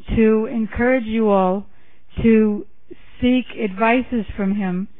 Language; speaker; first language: English; native; English